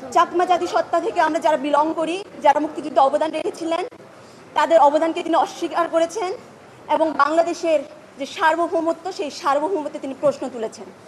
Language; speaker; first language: Bangla; non-native, local second language; Chakma